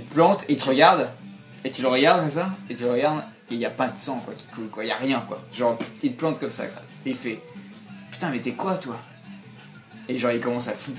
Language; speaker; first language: French; native; French